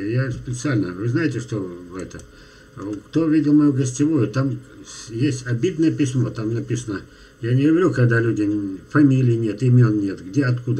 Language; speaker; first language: Russian; native; Russian